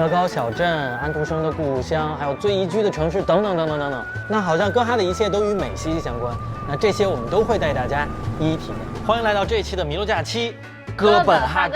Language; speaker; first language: Chinese; native; Chinese